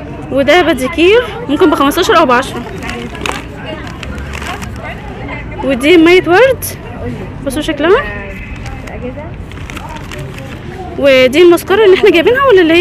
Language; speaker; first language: Arabic; native; Arabic